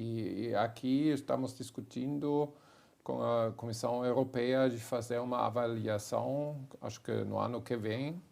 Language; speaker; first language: Portuguese; non-native, fluent; German